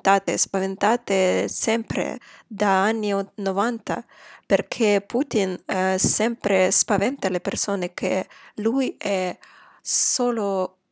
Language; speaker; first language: Italian; non-native, fluent; Russian